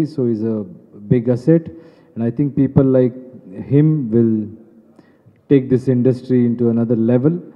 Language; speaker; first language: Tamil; non-native, learner; Kannada